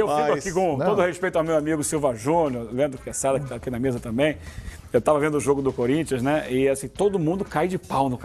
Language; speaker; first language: Portuguese; native; Portuguese